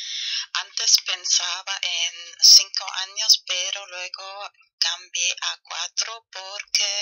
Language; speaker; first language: Spanish; non-native, fluent; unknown